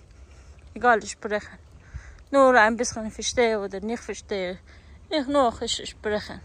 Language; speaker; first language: German; non-native, learner; Persian